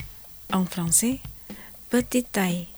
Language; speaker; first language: French; non-native, fluent; Indonesian